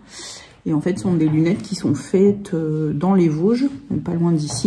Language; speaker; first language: French; native; French